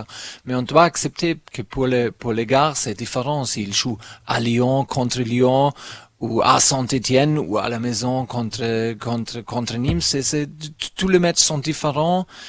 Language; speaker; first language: French; non-native, learner; German